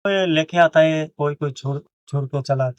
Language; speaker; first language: Hindi; non-native, learner; Bangla